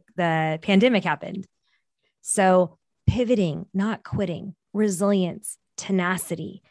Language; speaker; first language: English; early bilingual, other home language; Portuguese